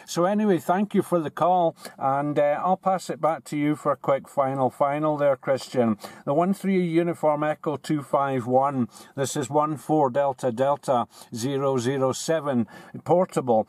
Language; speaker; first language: English; native; English